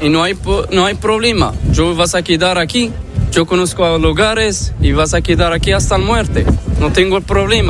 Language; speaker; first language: Spanish; non-native, learner; Arabic